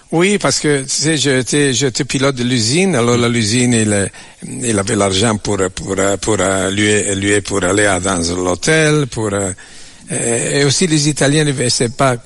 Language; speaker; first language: French; non-native, learner; Italian